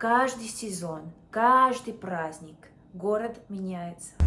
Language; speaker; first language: Russian; non-native, fluent; English